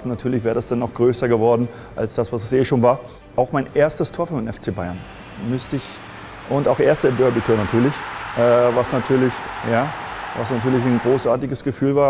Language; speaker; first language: German; native; German